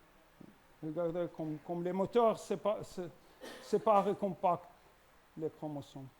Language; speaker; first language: French; non-native, learner; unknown